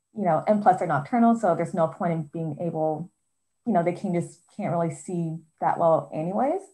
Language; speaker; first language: English; native; English